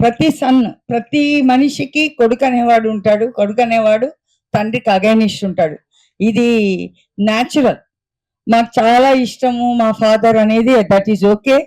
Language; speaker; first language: Telugu; native; Telugu